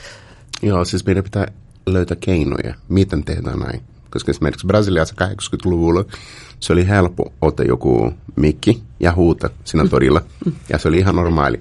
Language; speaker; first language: Finnish; non-native, fluent; Portuguese